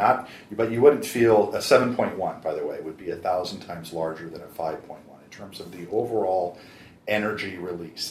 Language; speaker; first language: English; native; English